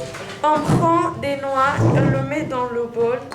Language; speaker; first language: French; non-native, learner; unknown